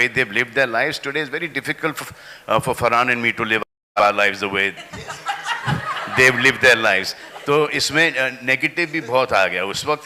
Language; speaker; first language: English; non-native, local second language; Hindi